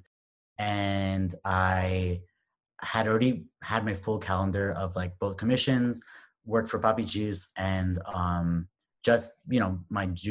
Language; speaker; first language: English; native; English